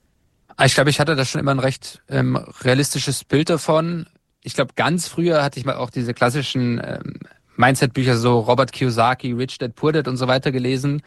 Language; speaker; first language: German; native; German